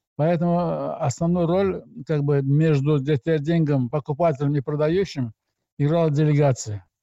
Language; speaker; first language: Russian; non-native, local second language; Azerbaijani